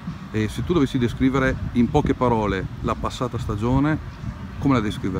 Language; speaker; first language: Italian; native; Italian